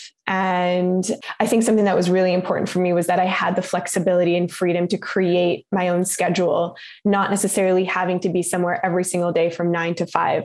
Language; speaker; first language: English; native; English